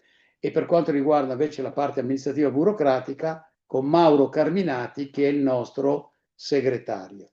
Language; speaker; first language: Italian; native; Italian